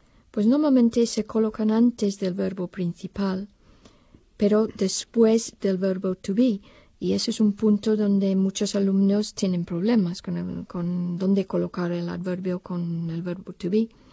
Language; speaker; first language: Spanish; non-native, fluent; English